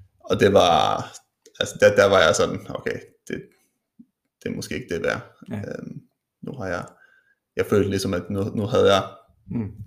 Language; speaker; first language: Danish; non-native, local second language; Faroese